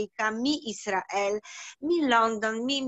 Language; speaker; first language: Hebrew; non-native, learner; Polish